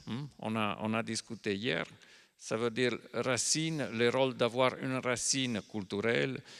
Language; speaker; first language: French; non-native, fluent; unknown